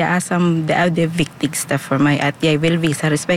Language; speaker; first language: Norwegian; non-native, learner; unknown